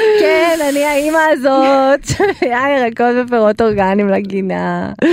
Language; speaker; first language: Hebrew; early bilingual, other home language; Russian